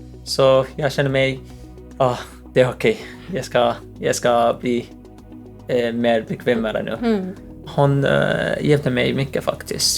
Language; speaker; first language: Swedish; non-native, learner; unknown